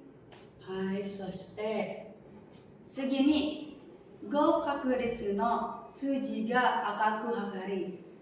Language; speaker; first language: Japanese; non-native, learner; Indonesian